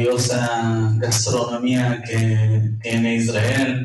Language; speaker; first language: Spanish; non-native, fluent; Hebrew